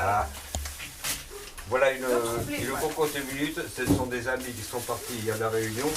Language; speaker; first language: French; native; French